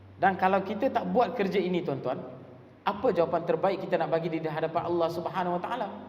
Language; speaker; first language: Malay; non-native, local second language; Tamil